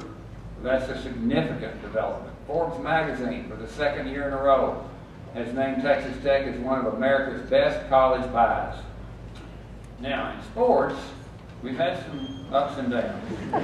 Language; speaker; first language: English; native; English